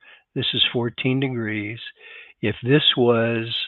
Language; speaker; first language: English; native; English